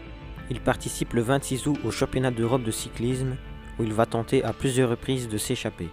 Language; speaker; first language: French; native; French